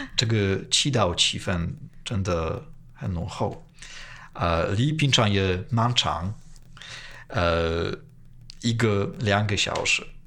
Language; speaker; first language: Chinese; non-native, fluent; Polish